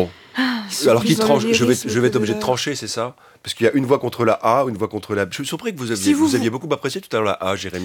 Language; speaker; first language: French; native; French